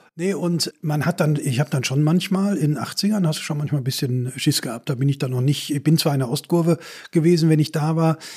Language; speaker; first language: German; native; German